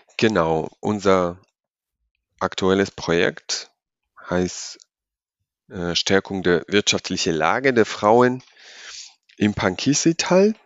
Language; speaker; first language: German; non-native, fluent; Georgian